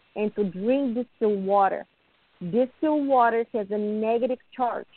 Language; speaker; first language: English; non-native, fluent; Bulgarian